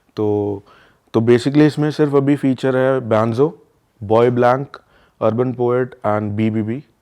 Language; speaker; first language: Hindi; non-native, fluent; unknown